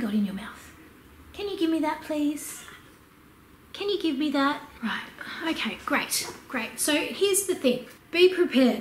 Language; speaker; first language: English; native; English